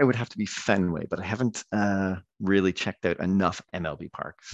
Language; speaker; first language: English; native; English